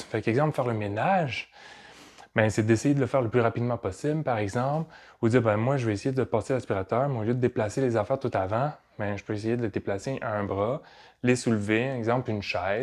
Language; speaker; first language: French; native; French